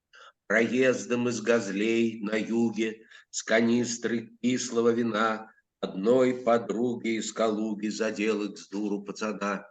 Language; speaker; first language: Russian; native; Russian